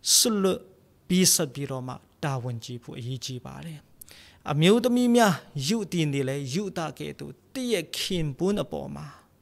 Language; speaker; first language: Burmese; non-native, local second language; Tedim Chin